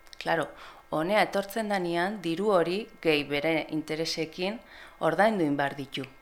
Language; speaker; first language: Basque; non-native, local second language; Spanish